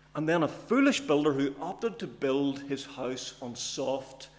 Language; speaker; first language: English; native; English